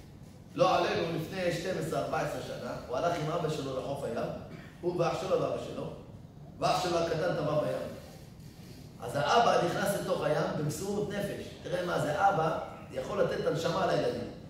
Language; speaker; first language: Hebrew; native; Hebrew